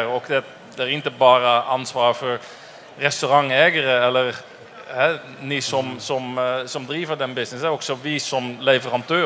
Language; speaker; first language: Swedish; non-native, fluent; Dutch